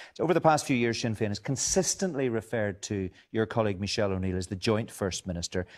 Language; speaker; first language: English; native; English